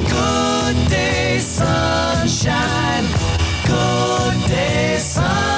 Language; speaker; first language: Dutch; native; Dutch